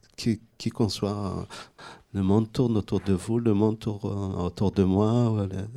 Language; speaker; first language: French; non-native, local second language; Malagasy